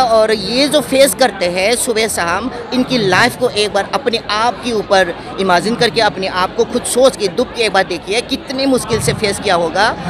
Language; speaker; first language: Hindi; non-native, local second language; Manipuri